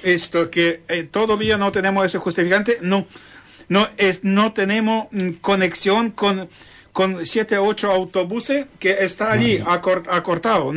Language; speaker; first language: Spanish; non-native, learner; Ukrainian